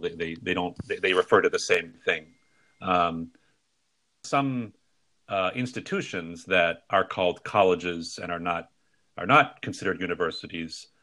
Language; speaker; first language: English; native; English